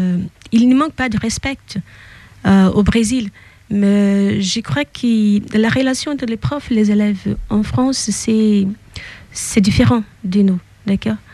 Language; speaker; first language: French; non-native, fluent; Portuguese